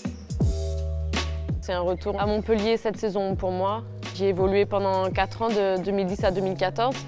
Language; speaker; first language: French; native; French